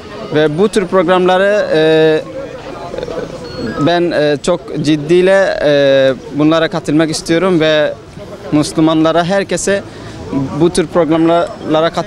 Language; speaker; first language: Turkish; non-native, fluent; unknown